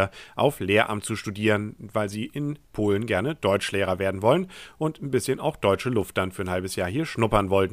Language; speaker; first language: German; native; German